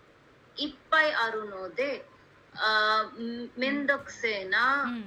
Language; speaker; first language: Japanese; non-native, learner; Hindi